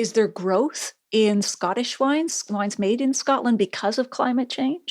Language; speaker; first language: English; native; English